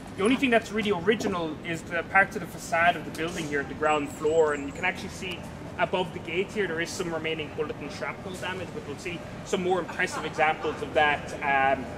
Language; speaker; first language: English; native; English